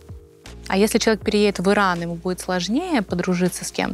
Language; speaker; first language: Russian; native; Russian